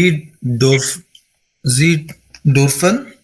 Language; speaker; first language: German; non-native, learner; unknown